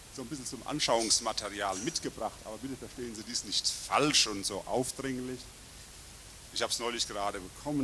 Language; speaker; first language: German; native; German